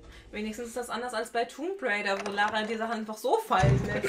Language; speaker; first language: German; native; German